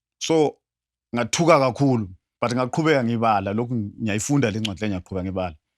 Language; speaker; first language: Zulu; native; Zulu